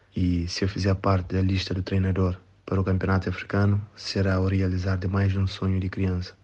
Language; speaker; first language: Portuguese; non-native, local second language; Kabuverdianu